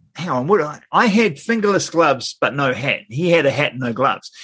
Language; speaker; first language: English; native; English